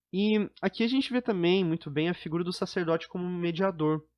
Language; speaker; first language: Portuguese; native; Portuguese